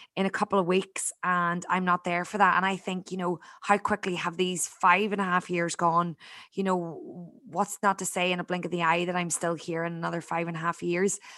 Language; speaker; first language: English; native; English